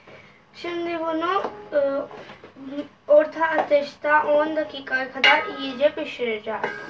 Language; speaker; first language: Turkish; non-native, learner; Urdu